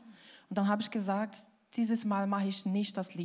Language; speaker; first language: German; non-native, fluent; Portuguese